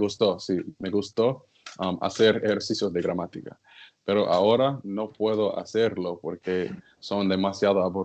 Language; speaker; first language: Spanish; non-native, learner; English